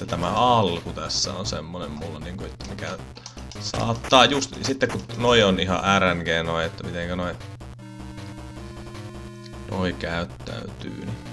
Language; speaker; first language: Finnish; native; Finnish